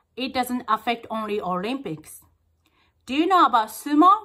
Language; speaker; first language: English; non-native, fluent; Japanese